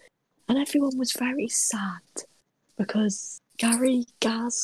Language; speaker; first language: English; native; English